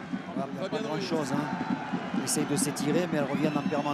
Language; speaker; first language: French; native; French